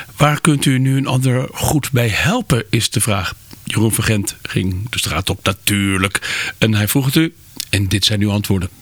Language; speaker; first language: Dutch; native; Dutch